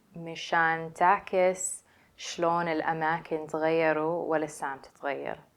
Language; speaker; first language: Arabic; early bilingual, other home language; English